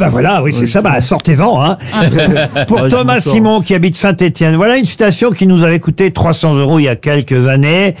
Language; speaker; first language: French; native; French